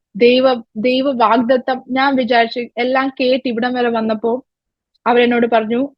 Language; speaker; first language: Malayalam; early bilingual, other home language; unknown